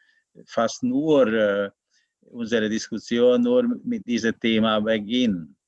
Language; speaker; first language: German; non-native, learner; Hungarian